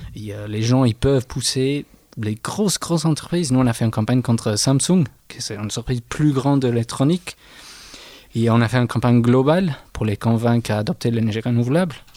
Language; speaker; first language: French; non-native, fluent; English